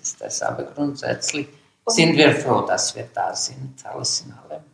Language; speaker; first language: German; non-native, fluent; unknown